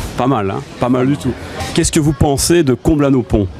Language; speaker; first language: French; native; French